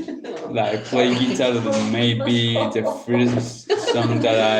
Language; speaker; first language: English; non-native, learner; Spanish